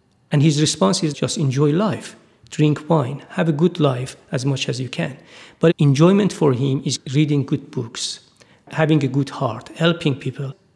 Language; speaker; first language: English; non-native, fluent; Persian